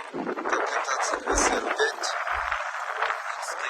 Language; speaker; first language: Russian; non-native, local second language; Kazakh